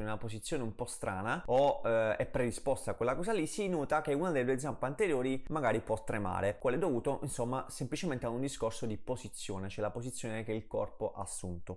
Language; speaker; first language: Italian; native; Italian